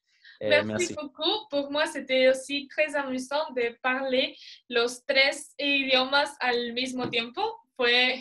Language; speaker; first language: French; non-native, fluent; Spanish